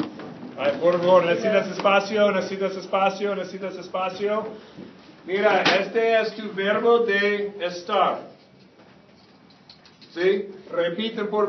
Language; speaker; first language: Spanish; non-native, fluent; English